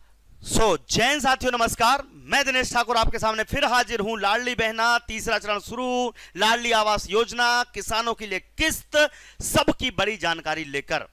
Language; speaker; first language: Hindi; native; Hindi